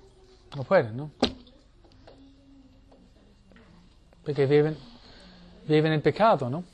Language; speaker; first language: Spanish; non-native, fluent; English